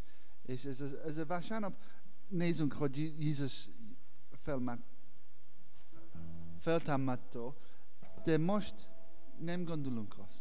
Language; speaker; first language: Hungarian; non-native, learner; English